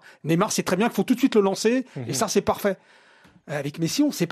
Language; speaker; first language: French; native; French